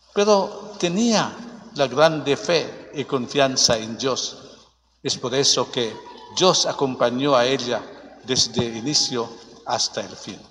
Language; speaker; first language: Spanish; non-native, fluent; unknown